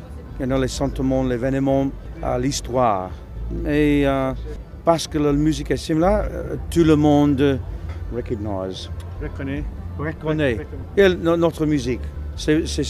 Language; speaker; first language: French; non-native, learner; English